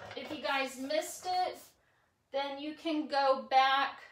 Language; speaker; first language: English; native; English